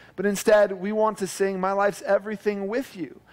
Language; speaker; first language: English; native; English